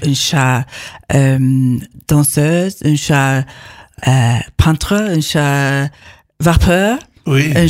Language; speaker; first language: French; non-native, learner; English